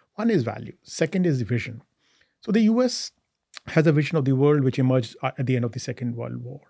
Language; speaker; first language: English; non-native, local second language; Hindi